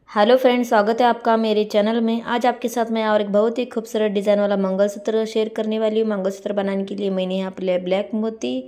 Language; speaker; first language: Hindi; native; Hindi